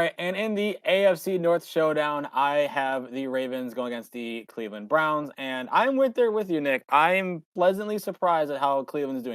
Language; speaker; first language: English; native; English